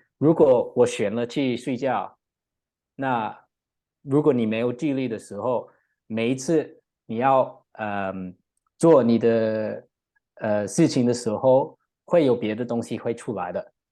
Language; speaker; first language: Chinese; non-native, learner; English